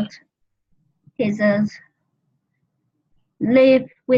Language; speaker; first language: English; non-native, learner; Vietnamese